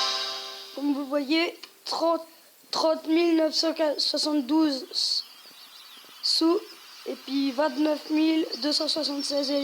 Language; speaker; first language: French; native; French